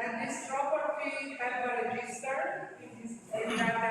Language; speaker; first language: English; non-native, learner; Romanian